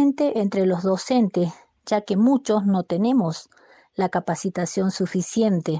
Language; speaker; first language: Spanish; native; Spanish